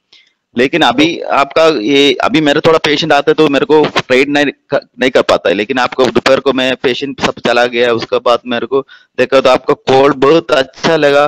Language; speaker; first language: Hindi; non-native, local second language; Malayalam